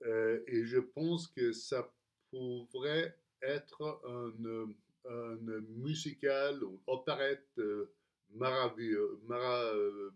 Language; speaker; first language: French; non-native, fluent; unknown